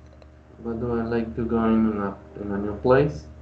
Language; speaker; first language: English; non-native, learner; Spanish